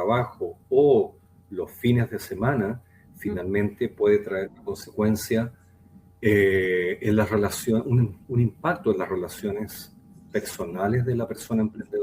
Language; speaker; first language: Spanish; native; Spanish